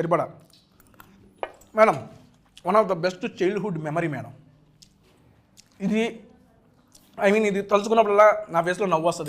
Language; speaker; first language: Telugu; native; Telugu